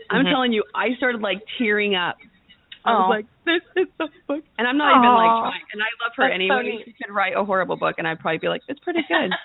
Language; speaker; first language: English; native; English